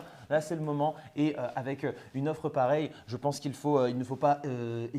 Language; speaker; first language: French; native; French